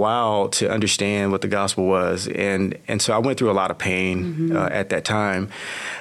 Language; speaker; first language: English; native; English